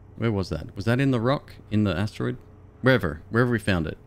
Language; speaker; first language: English; native; English